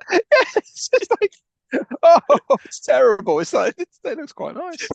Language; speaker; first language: English; native; English